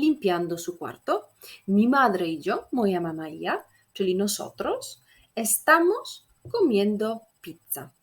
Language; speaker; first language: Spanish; non-native, fluent; Polish